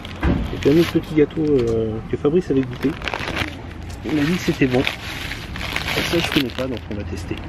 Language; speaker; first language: French; native; French